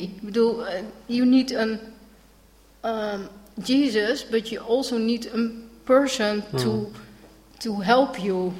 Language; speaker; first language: English; non-native, learner; Dutch